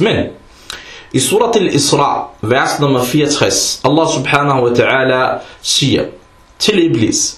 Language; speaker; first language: Danish; early bilingual, other home language; Arabic